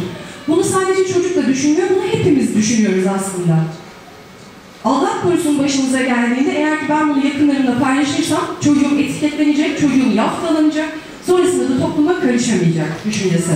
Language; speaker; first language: Turkish; native; Turkish